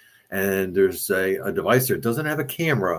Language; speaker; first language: English; native; English